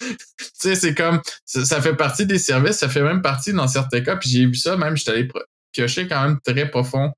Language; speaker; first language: French; native; French